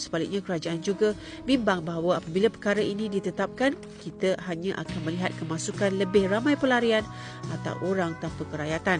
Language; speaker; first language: Malay; native; Malay